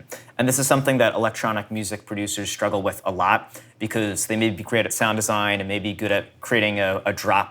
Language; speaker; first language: English; native; English